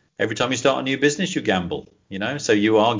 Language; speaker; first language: English; native; English